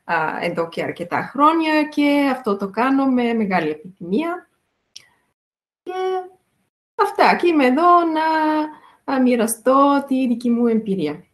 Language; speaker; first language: Greek; non-native, fluent; Bulgarian